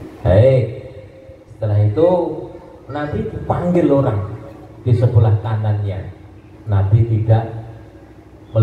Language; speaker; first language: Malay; non-native, local second language; Javanese